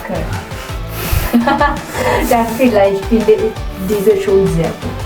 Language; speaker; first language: German; non-native, learner; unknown